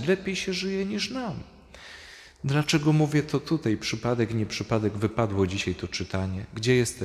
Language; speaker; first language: Polish; native; Polish